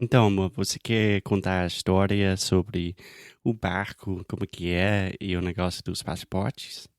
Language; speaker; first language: Portuguese; non-native, fluent; English